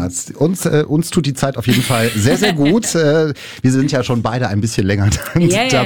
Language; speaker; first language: German; native; German